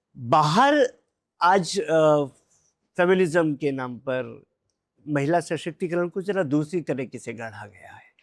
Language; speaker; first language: Hindi; native; Hindi